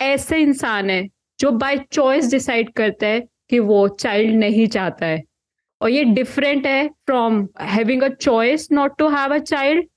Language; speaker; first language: Hindi; native; Hindi